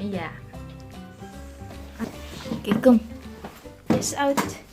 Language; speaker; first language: Dutch; non-native, learner; Filipino